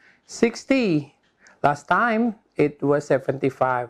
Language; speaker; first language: English; non-native, fluent; Indonesian